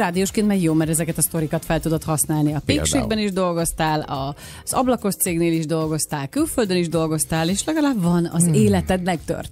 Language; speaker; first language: Hungarian; native; Hungarian